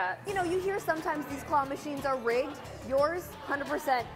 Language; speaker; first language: English; native; English